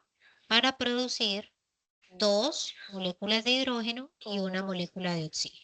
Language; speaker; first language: Spanish; native; Spanish